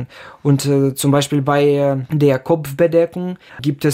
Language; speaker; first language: German; non-native, fluent; Ukrainian